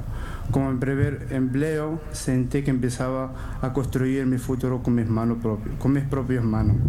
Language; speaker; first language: Spanish; non-native, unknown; Arabic